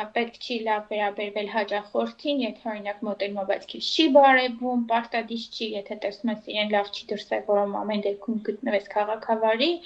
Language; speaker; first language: Armenian; native; Armenian